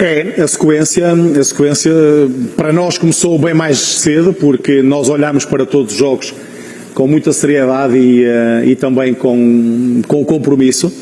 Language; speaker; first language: Portuguese; native; Portuguese